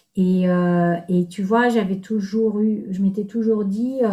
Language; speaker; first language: French; native; French